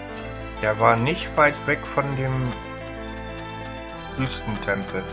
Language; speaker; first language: German; native; German